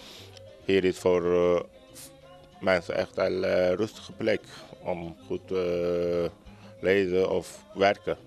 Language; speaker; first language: Dutch; non-native, learner; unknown